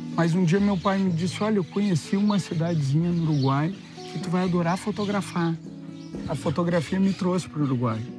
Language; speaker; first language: Portuguese; native; Portuguese